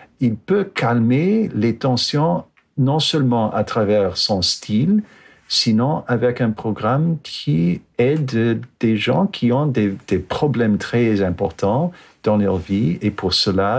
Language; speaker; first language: French; non-native, fluent; English